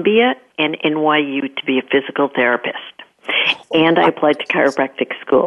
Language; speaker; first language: English; native; English